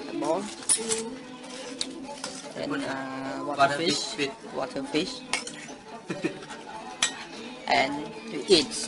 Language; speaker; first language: English; non-native, learner; Khmer